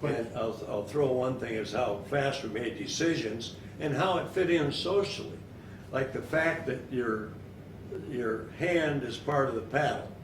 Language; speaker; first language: English; native; English